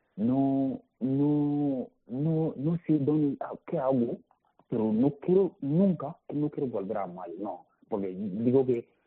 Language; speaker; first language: Spanish; non-native, learner; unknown